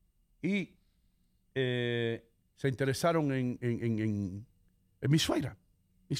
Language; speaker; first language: Spanish; native; Spanish